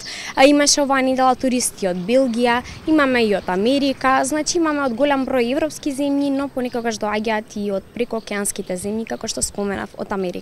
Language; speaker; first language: Macedonian; native; Macedonian